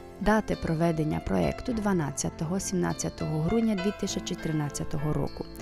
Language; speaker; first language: Ukrainian; native; Ukrainian